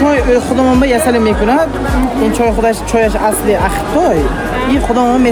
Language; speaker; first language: Persian; non-native, learner; Uzbek